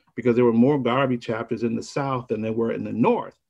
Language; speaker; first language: English; native; English